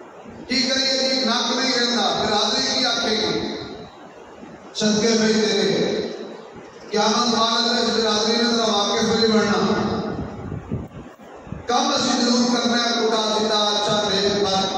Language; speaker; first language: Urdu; non-native, local second language; Punjabi